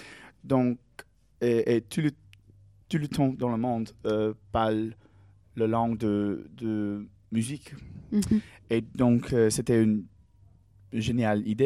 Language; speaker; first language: French; non-native, learner; English